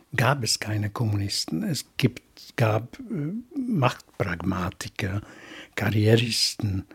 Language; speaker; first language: German; non-native, fluent; Hungarian